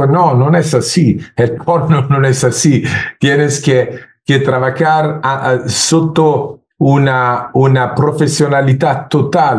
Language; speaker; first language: Spanish; non-native, learner; Italian